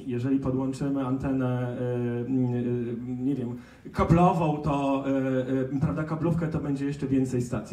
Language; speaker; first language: Polish; native; Polish